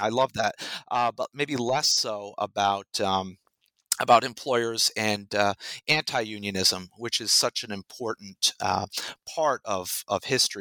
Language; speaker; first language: English; native; English